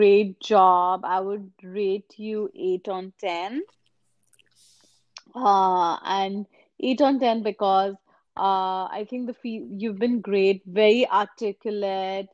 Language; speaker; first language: English; non-native, local second language; Hindi